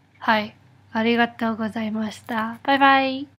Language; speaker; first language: Japanese; non-native, learner; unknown